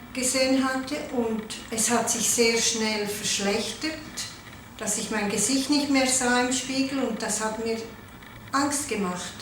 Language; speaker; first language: German; non-native, local second language; Italian